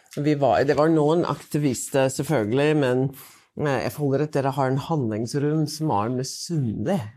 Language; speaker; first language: Norwegian; non-native, fluent; English